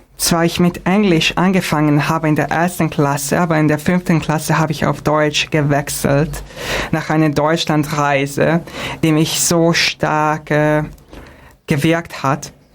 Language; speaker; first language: German; non-native, fluent; Hungarian